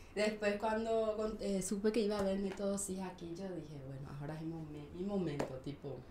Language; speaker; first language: Spanish; native; Spanish